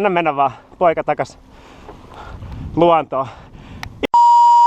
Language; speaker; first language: Finnish; native; Finnish